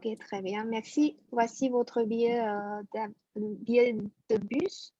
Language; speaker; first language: French; non-native, fluent; Chinese